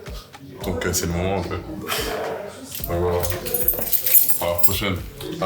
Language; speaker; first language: French; native; French